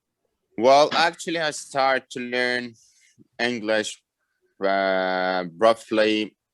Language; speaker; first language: English; non-native, learner; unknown